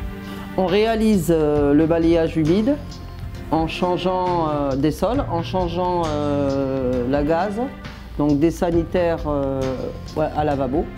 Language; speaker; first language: French; native; French